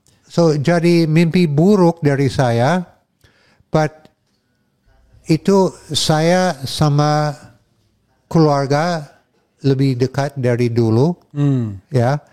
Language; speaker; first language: Indonesian; non-native, fluent; English